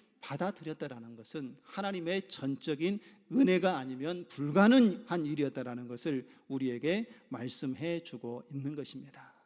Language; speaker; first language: Korean; native; Korean